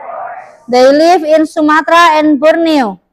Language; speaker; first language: English; non-native, learner; Indonesian